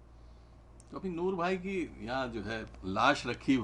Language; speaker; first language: Hindi; native; Hindi